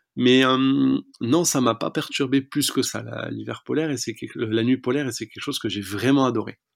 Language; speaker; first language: French; native; French